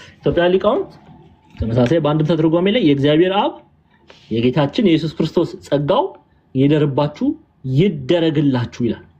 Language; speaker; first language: Amharic; early bilingual, heritage; Amharic